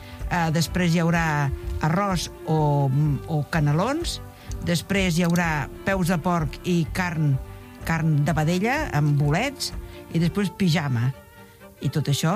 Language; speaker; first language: Catalan; native; Catalan